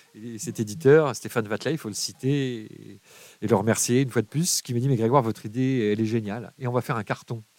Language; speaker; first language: French; native; French